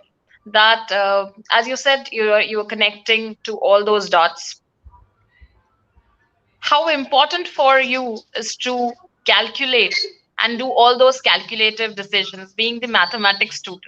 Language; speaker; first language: English; non-native, local second language; Hindi